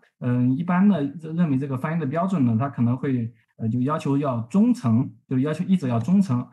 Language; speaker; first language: Chinese; native; Chinese